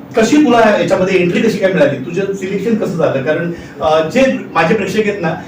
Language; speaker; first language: Marathi; native; Marathi